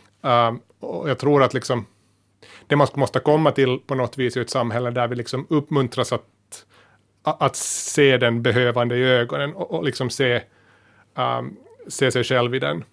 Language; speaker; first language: Swedish; native; Swedish